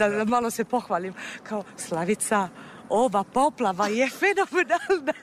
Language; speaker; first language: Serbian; non-native, fluent; Italian